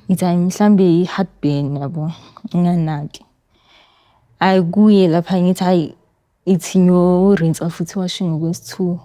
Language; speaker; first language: Zulu; native; Zulu